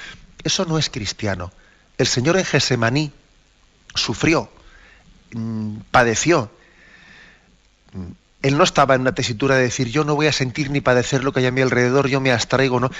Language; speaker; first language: Spanish; native; Spanish